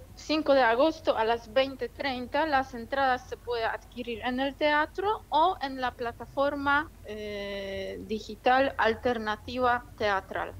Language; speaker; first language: Spanish; non-native, fluent; Polish